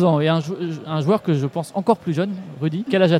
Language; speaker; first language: French; native; French